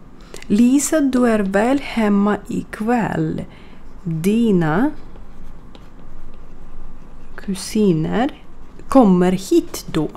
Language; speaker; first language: Swedish; non-native, fluent; Ukrainian